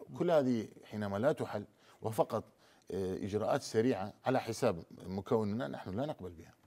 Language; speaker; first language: Arabic; non-native, local second language; Turkmen